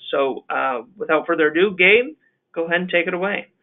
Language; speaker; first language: English; native; English